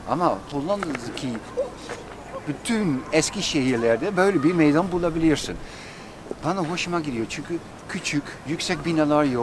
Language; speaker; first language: Turkish; non-native, fluent; Dutch